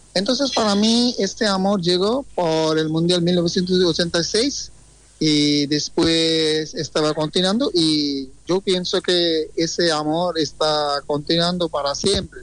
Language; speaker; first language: Spanish; non-native, fluent; Bangla